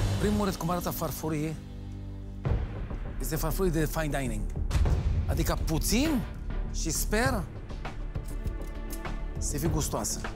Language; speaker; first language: Romanian; non-native, learner; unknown